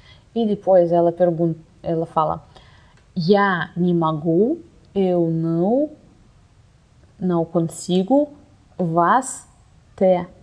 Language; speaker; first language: Portuguese; non-native, fluent; Russian